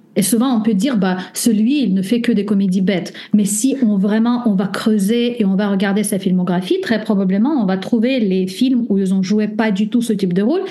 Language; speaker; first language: French; non-native, fluent; Russian